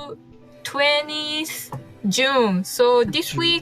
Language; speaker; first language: English; non-native, learner; Japanese